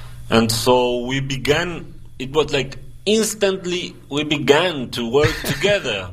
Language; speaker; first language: English; non-native, fluent; Spanish